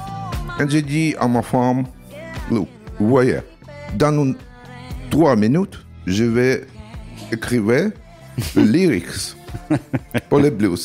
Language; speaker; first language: French; non-native, learner; Russian